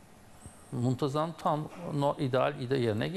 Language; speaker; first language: Turkish; native; Turkish